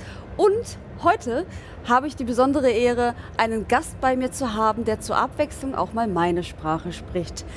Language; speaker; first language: German; native; German